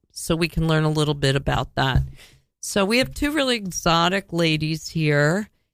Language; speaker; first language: English; native; English